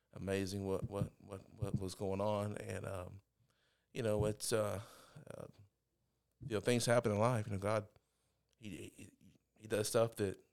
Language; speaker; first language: English; native; English